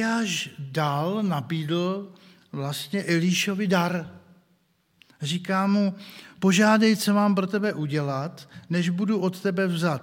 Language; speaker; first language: Czech; native; Czech